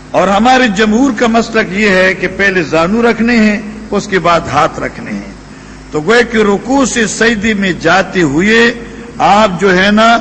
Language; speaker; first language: Urdu; non-native, local second language; Northern Hindko